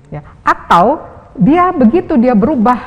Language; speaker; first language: Indonesian; native; Indonesian